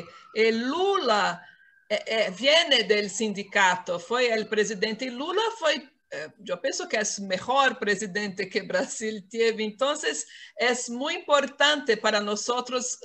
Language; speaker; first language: Spanish; non-native, fluent; Portuguese